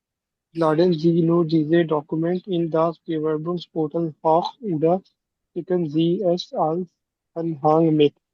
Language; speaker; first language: German; non-native, learner; Urdu